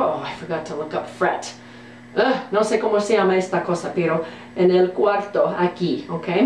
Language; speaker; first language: Spanish; non-native, fluent; English